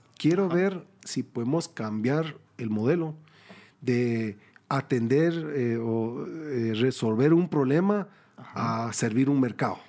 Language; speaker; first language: Spanish; early bilingual, heritage; Spanish